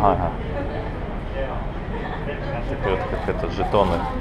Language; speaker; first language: Japanese; non-native, learner; Russian